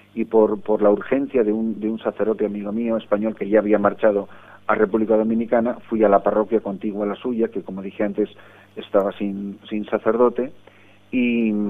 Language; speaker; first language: Spanish; early bilingual, other home language; English